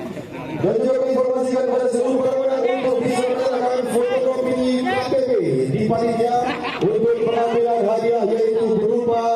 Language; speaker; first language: Indonesian; native; Indonesian